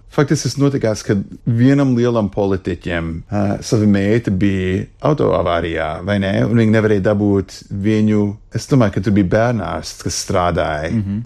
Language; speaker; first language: Latvian; early bilingual, heritage; Latvian